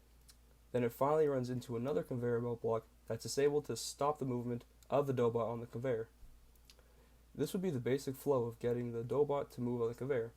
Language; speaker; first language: English; native; English